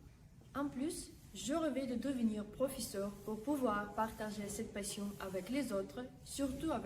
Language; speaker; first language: French; non-native, fluent; Russian